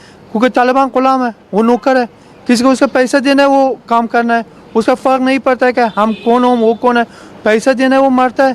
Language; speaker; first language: Hindi; non-native, learner; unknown